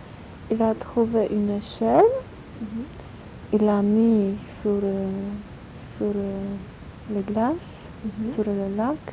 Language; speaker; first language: French; non-native, learner; Polish